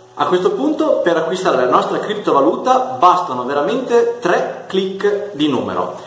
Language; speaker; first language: Italian; native; Italian